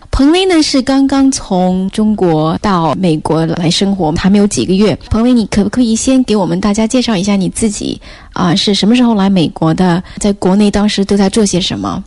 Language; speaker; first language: Chinese; native; Chinese